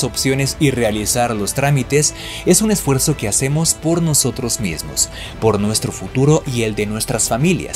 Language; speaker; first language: Spanish; native; Spanish